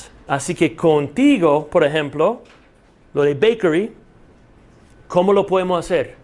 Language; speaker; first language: Spanish; non-native, fluent; English